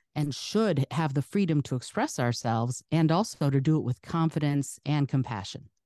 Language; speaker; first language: English; early bilingual, other home language; Russian